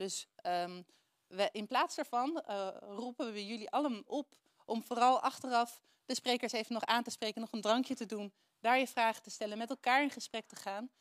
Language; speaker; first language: Dutch; native; Dutch